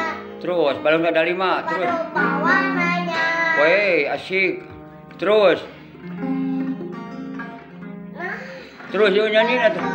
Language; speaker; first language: Indonesian; non-native, local second language; Sundanese